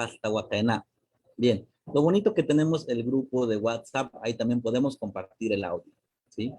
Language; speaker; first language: Spanish; non-native, local second language; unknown